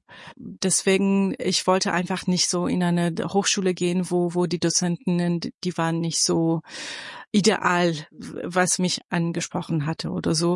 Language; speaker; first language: German; non-native, fluent; Persian